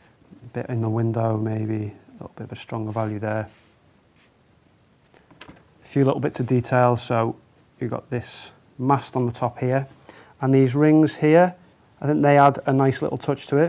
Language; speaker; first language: English; native; English